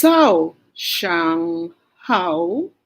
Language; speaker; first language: Chinese; non-native, learner; Filipino